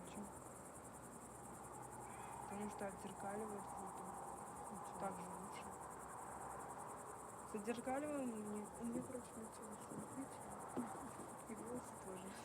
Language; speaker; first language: Russian; native; Russian